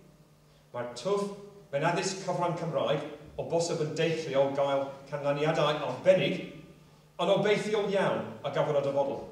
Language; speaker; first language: Welsh; non-native, local second language; English